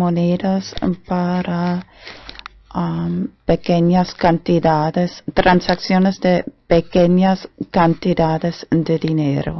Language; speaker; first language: Spanish; non-native, fluent; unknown